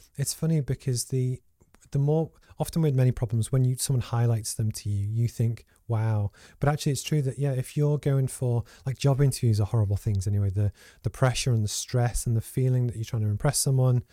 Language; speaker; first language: English; native; English